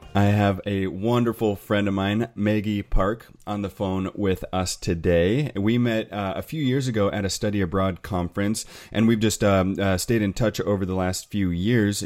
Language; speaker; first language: English; native; English